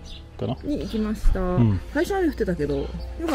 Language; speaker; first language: Japanese; native; Japanese